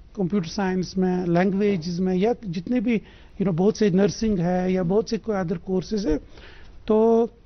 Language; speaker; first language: Hindi; non-native, local second language; Kashmiri